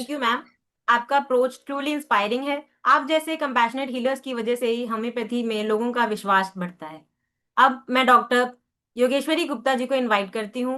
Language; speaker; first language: Hindi; native; Hindi